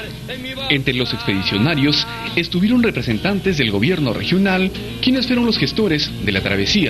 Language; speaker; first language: Spanish; native; Spanish